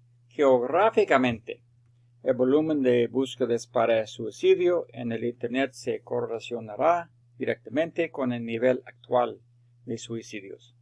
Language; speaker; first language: Spanish; non-native, fluent; English